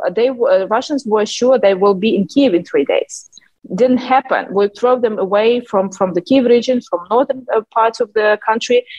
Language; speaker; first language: English; non-native, fluent; Ukrainian